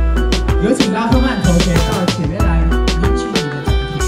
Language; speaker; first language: Chinese; native; Chinese